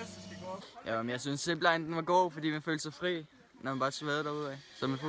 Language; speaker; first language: Danish; native; Danish